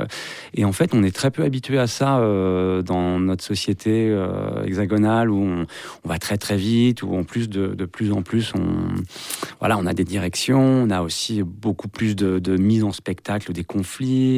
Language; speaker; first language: French; native; French